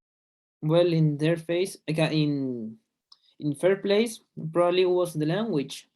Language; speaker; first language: English; non-native, learner; Spanish